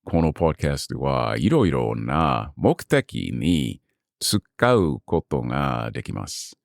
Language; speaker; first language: Japanese; non-native, learner; English